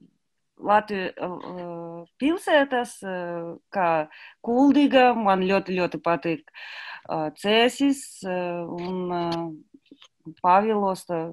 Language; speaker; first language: Latvian; non-native, learner; Kazakh